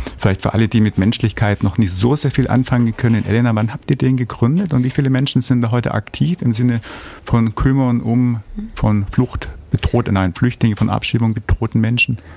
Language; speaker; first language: German; native; German